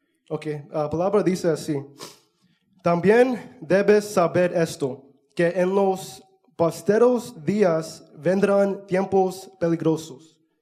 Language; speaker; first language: Spanish; early bilingual, heritage; Spanish